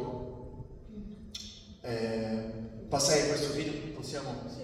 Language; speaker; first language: Italian; non-native, fluent; Portuguese